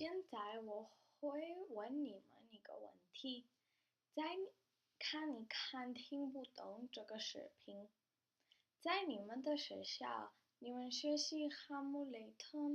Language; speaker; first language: Chinese; non-native, learner; Spanish